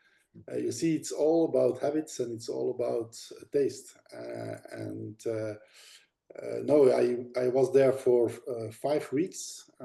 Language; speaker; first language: English; non-native, fluent; Dutch